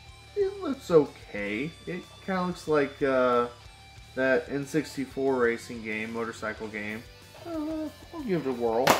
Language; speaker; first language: English; native; English